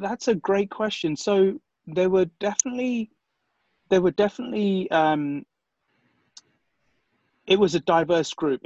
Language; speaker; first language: English; native; English